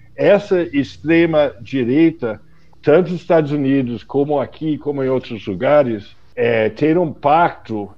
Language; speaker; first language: Portuguese; non-native, fluent; English